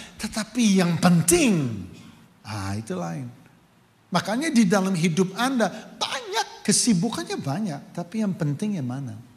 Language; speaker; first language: Indonesian; non-native, fluent; English